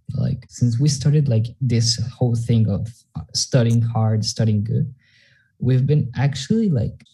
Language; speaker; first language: English; non-native, fluent; Spanish